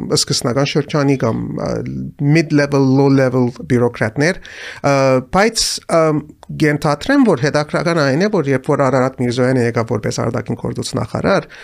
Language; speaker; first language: Armenian; early bilingual, heritage; Armenian